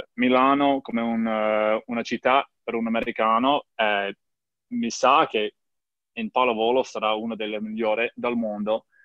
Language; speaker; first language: Italian; non-native, learner; English